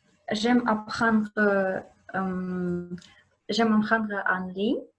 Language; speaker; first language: French; non-native, learner; Russian